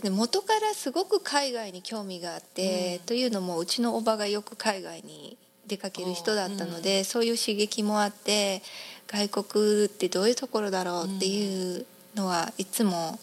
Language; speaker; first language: Japanese; native; Japanese